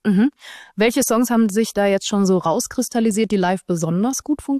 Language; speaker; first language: German; native; German